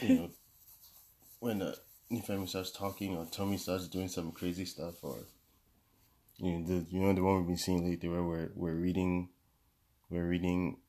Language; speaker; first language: English; non-native, local second language; Yoruba